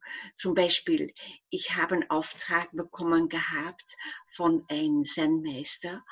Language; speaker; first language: German; non-native, fluent; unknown